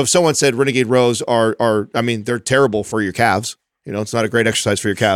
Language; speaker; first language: English; native; English